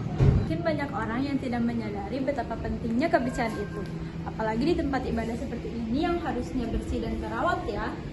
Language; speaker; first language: Indonesian; native; Indonesian